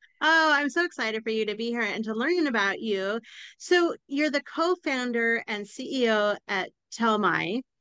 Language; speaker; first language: English; native; English